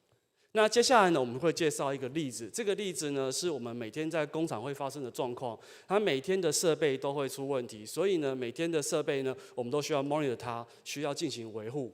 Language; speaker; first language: Chinese; native; Chinese